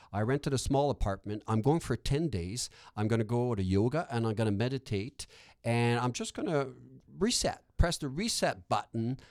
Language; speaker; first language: English; non-native, local second language; French